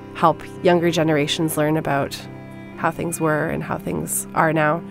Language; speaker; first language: English; native; English